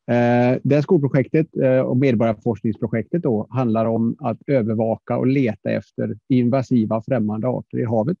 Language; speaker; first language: Swedish; native; Swedish